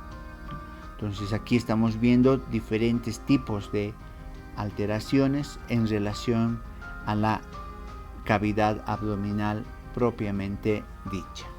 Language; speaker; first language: Spanish; native; Spanish